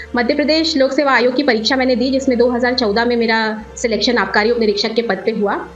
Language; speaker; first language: Hindi; native; Hindi